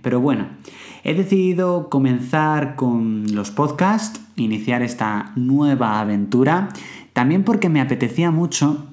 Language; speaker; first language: Spanish; native; Spanish